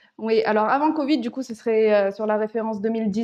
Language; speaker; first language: French; early bilingual, other home language; Korean